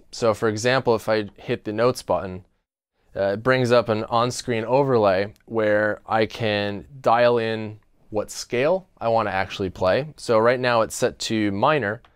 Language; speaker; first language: English; native; English